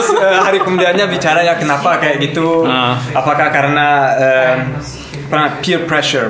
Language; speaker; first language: Indonesian; early bilingual, heritage; German